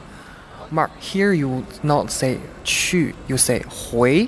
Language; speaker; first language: English; non-native, fluent; Chinese